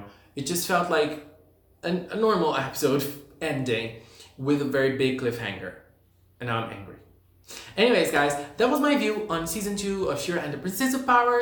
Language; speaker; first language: English; non-native, fluent; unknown